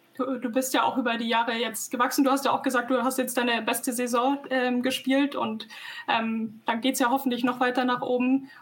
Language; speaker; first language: German; native; German